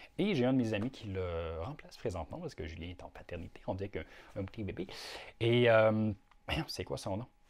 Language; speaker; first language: French; native; French